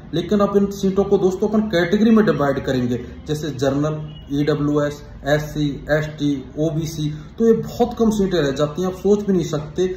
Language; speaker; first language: Hindi; native; Hindi